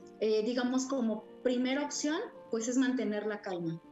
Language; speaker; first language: Spanish; native; Spanish